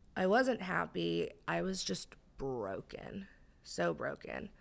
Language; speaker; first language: English; native; English